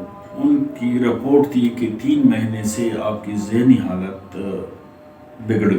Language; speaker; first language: Urdu; native; Urdu